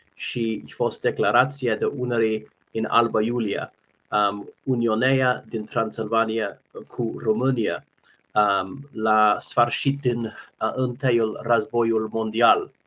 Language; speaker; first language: Romanian; non-native, learner; English